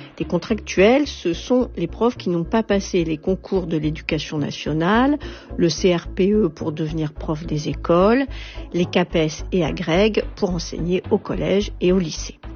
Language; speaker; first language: French; native; French